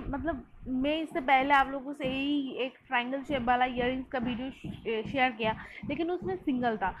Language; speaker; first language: Hindi; non-native, local second language; Bangla